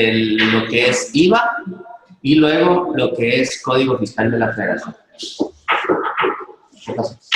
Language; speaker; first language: Spanish; native; Spanish